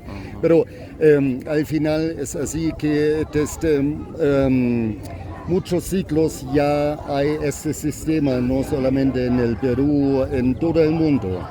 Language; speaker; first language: Spanish; non-native, fluent; German